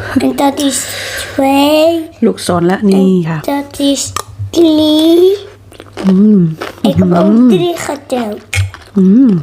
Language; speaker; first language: Dutch; non-native, learner; Thai